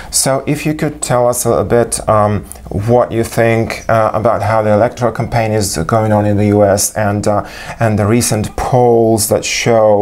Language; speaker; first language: English; non-native, fluent; Ukrainian